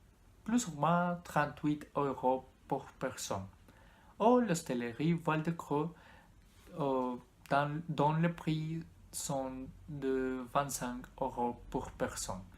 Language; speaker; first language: French; non-native, learner; Spanish